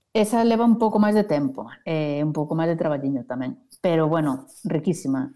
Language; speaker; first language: Galician; non-native, local second language; Spanish